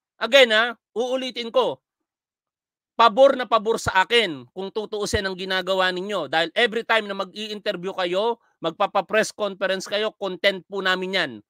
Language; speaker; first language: Filipino; native; Filipino